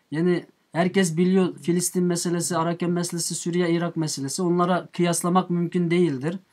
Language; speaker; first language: Turkish; non-native, fluent; Uyghur